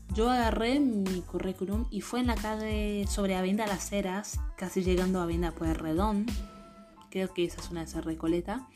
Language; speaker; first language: Spanish; non-native, fluent; Haitian Creole